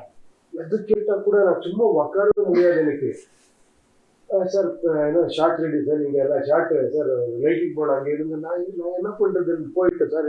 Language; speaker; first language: Tamil; non-native, learner; Kannada